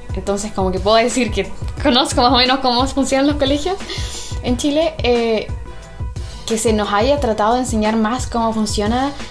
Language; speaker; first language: Spanish; native; Spanish